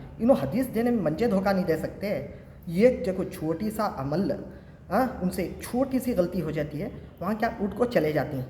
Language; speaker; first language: Urdu; native; Urdu